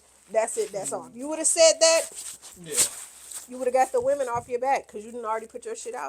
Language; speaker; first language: English; native; English